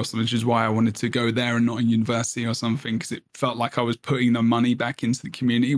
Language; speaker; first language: English; native; English